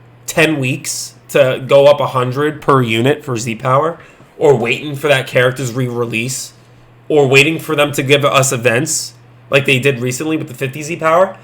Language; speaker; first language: English; native; English